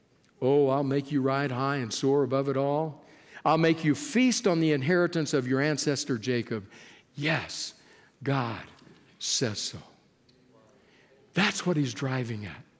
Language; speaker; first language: English; native; English